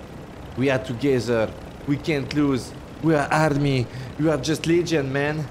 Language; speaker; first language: English; non-native, learner; French